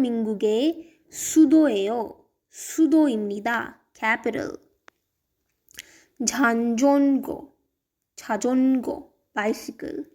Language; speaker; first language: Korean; non-native, learner; Hindi